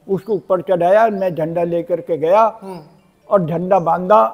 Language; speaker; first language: Hindi; native; Hindi